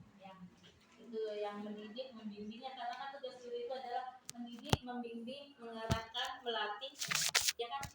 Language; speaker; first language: Indonesian; non-native, local second language; Sundanese